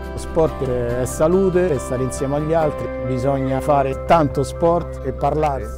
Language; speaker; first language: Italian; native; Italian